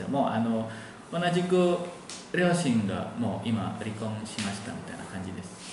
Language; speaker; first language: Japanese; non-native, fluent; Indonesian